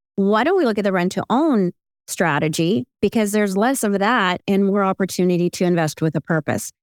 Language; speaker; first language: English; early bilingual, other home language; Ukrainian